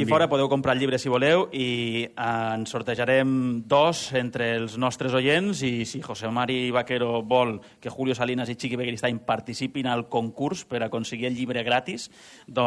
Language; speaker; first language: Catalan; native; Catalan